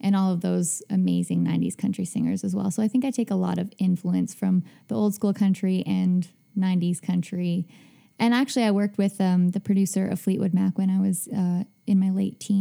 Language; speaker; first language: English; native; English